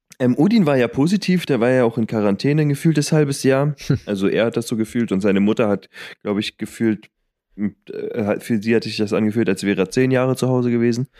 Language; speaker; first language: German; native; German